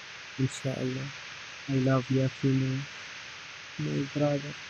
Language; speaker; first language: English; non-native, learner; Arabic